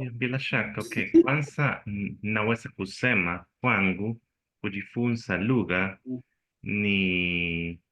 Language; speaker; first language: Swahili; non-native, learner; Spanish